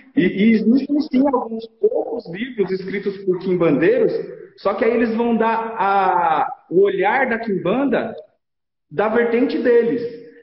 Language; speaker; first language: Portuguese; native; Portuguese